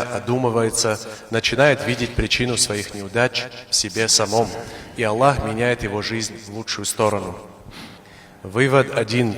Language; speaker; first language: Russian; non-native, local second language; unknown